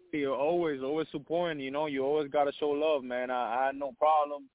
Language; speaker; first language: English; early bilingual, other home language; Spanish